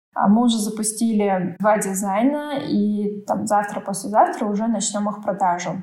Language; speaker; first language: Russian; native; Russian